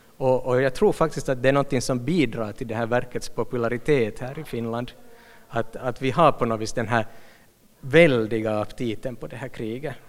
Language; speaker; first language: Swedish; native; Swedish